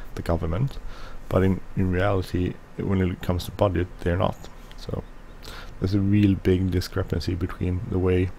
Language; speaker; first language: English; non-native, fluent; Swedish